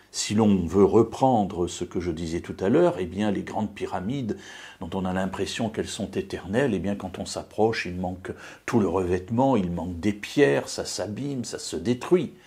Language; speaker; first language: French; native; French